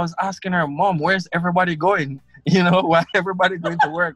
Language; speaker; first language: English; non-native, local second language; Krio